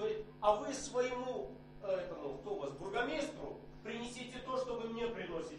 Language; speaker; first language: Polish; non-native, learner; Russian